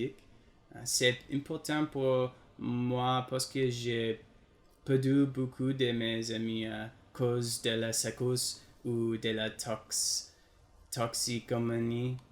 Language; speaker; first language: French; non-native, learner; English